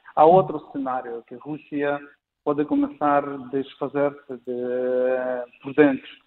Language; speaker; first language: Portuguese; non-native, fluent; Ukrainian